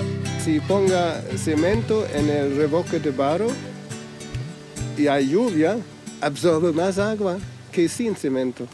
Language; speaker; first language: Spanish; non-native, fluent; German